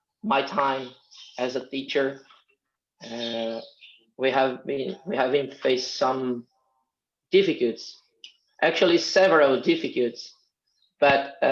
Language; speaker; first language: English; non-native, fluent; Portuguese